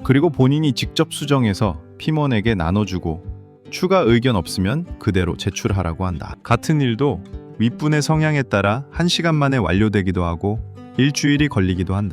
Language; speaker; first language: Korean; native; Korean